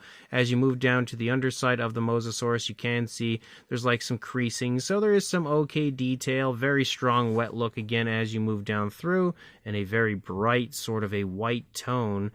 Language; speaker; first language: English; native; English